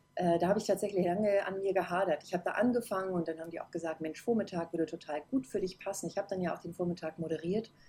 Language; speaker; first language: German; native; German